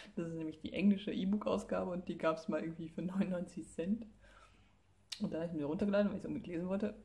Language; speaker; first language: German; native; German